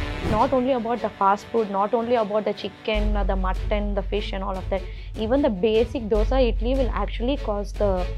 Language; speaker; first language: English; non-native, local second language; Tamil